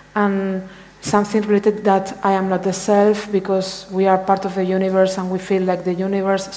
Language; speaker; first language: English; non-native, fluent; Spanish